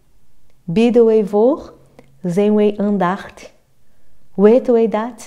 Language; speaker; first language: Dutch; non-native, fluent; Portuguese